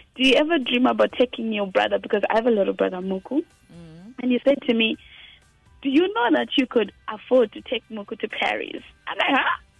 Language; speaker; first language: English; non-native, local second language; Shona